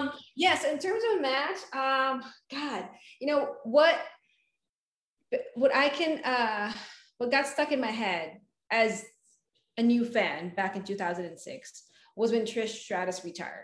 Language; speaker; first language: English; non-native, local second language; Filipino